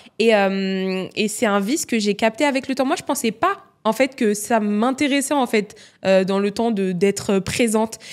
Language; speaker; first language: French; native; French